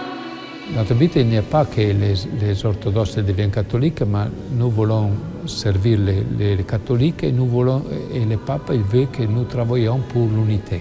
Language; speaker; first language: French; non-native, learner; Italian